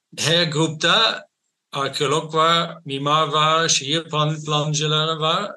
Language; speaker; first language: Turkish; non-native, fluent; Dutch